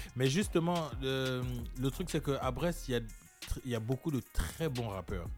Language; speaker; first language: French; native; French